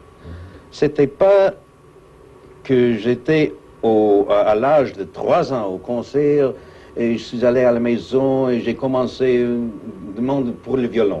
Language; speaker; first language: French; non-native, fluent; English